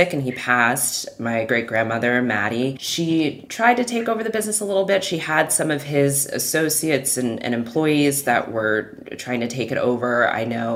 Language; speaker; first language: English; native; English